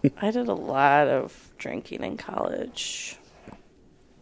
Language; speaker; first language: English; native; English